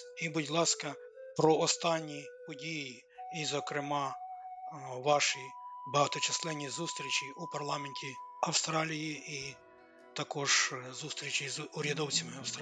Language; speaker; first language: Ukrainian; native; Ukrainian